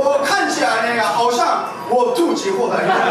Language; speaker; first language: Chinese; non-native, fluent; Japanese